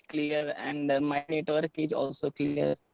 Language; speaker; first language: English; non-native, learner; Hindi